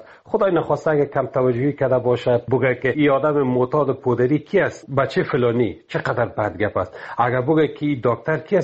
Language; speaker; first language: Persian; native; Persian